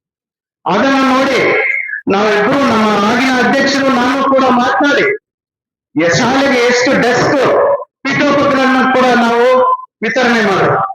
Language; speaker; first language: Kannada; native; Kannada